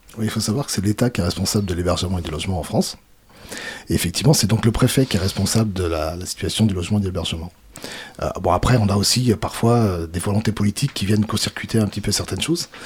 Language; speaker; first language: French; native; French